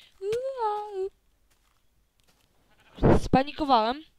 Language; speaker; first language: Polish; native; Polish